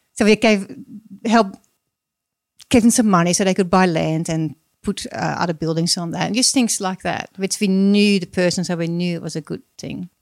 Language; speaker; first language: English; non-native, fluent; Dutch